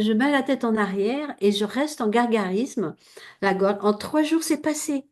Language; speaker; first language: French; native; French